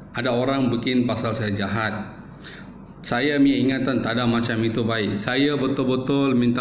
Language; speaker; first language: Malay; non-native, learner; Bangla